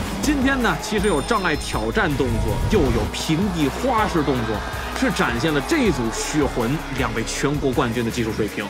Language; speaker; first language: Chinese; native; Chinese